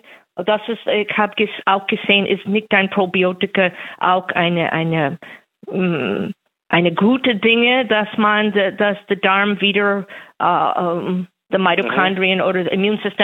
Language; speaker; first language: German; non-native, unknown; English